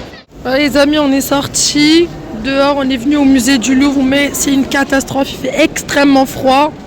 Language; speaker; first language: French; native; French